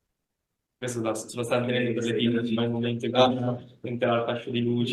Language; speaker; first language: Italian; native; Italian